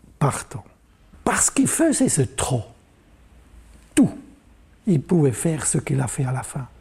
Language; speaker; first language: French; non-native, local second language; German